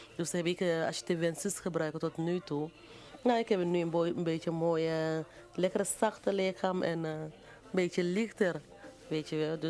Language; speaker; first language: Dutch; non-native, fluent; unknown